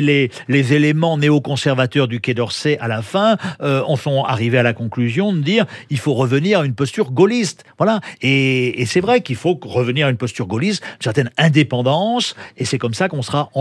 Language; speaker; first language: French; native; French